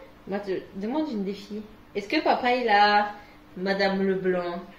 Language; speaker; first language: French; native; French